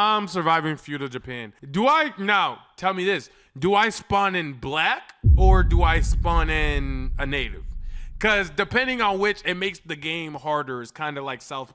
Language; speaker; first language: English; native; English